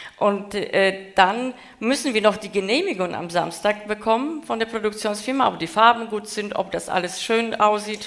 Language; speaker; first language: German; non-native, fluent; Polish